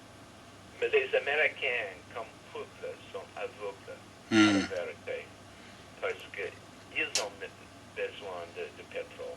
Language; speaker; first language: French; non-native, learner; English